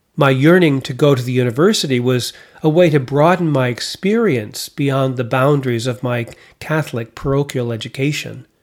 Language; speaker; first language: English; native; English